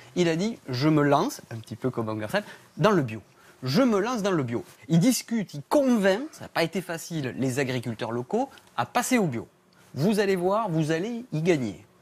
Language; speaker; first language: French; native; French